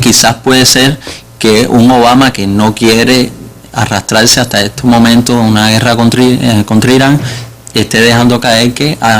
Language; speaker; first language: Spanish; native; Spanish